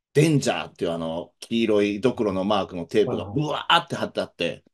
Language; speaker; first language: Japanese; native; Japanese